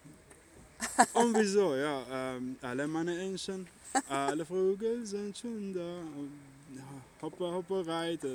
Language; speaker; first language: German; non-native, learner; Arabic